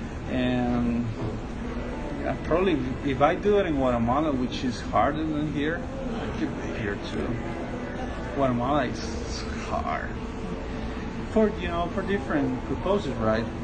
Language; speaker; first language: English; non-native, fluent; Spanish